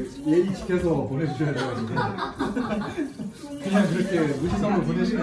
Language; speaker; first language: Korean; native; Korean